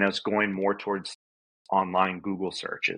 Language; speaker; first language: English; native; English